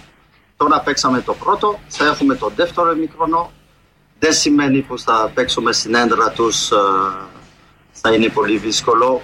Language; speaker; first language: Greek; non-native, fluent; French